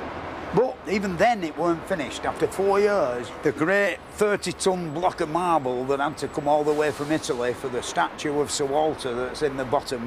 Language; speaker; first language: English; native; English